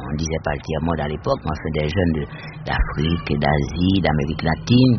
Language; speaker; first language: French; non-native, local second language; Haitian Creole